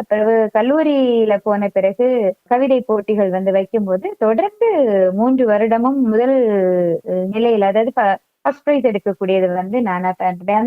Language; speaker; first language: Tamil; non-native, local second language; Malayalam